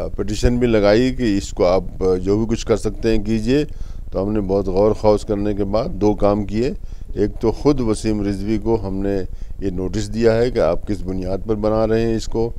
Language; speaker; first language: Urdu; native; Urdu